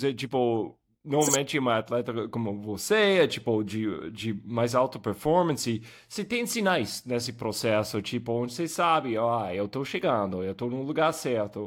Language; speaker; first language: Portuguese; non-native, fluent; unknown